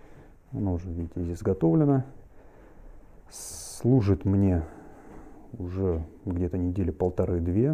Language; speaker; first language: Russian; native; Russian